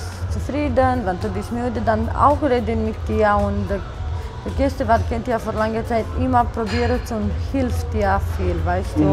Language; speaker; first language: German; non-native, learner; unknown